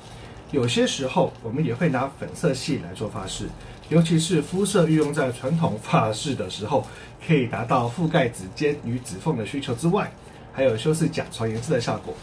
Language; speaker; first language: Chinese; native; Chinese